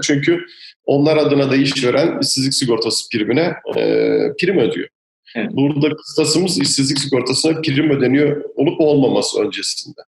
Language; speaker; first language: Turkish; native; Turkish